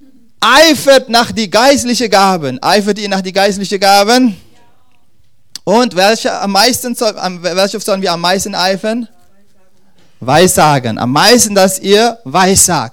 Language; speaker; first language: German; non-native, fluent; Dutch